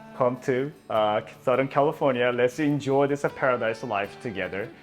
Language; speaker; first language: English; early bilingual, other home language; Korean